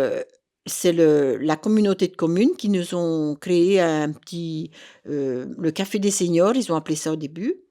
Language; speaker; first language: French; native; French